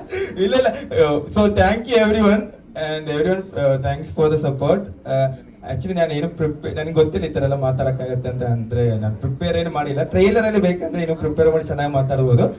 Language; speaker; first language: Kannada; non-native, learner; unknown